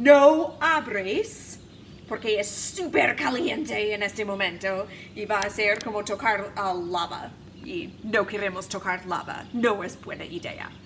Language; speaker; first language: Spanish; non-native, fluent; English